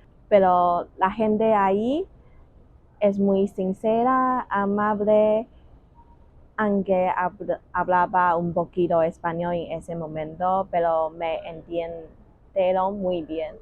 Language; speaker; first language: Spanish; non-native, learner; Chinese